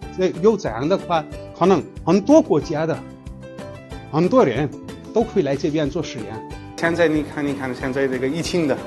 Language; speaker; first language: Chinese; non-native, fluent; Nepali